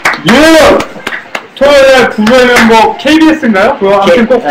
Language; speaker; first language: Korean; native; Korean